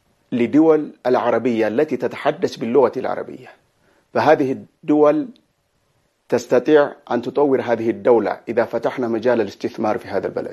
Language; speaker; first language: Arabic; non-native, fluent; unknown